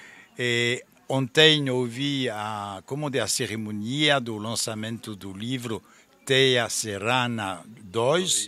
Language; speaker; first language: Portuguese; non-native, fluent; French